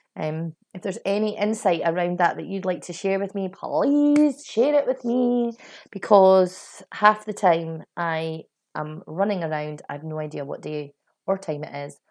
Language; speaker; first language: English; native; English